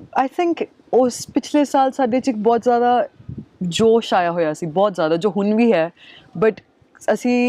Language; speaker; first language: Punjabi; early bilingual, heritage; Punjabi